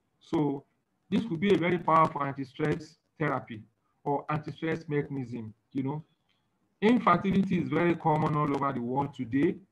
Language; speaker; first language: English; non-native, local second language; Yoruba